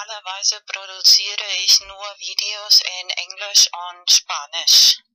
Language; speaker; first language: German; non-native, fluent; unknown